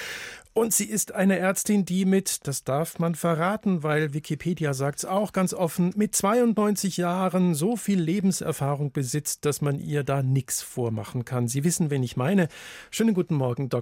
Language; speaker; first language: German; native; German